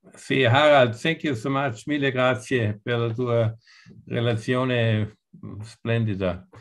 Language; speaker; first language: Italian; non-native, fluent; German